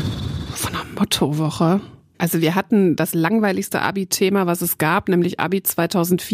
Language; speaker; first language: German; native; German